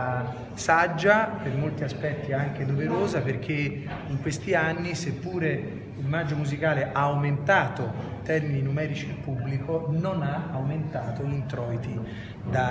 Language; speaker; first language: Italian; native; Italian